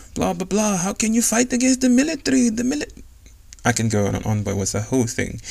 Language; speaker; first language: English; non-native, local second language; Yoruba